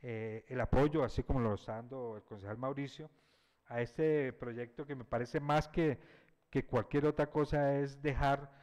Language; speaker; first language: Spanish; native; Spanish